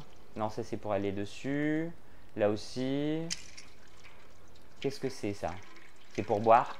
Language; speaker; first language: French; native; French